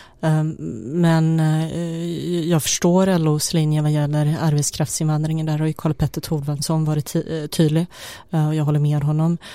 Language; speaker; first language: Swedish; early bilingual, other home language; Bosnian